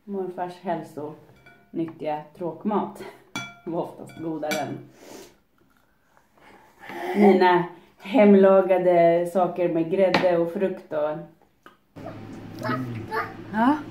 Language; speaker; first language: Swedish; native; Swedish